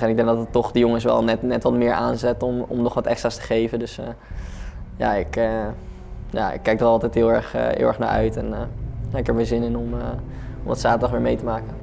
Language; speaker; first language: Dutch; native; Dutch